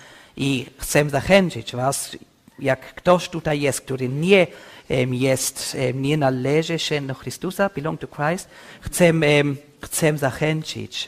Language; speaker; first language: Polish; non-native, learner; English